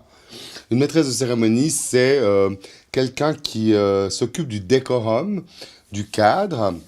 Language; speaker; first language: French; native; French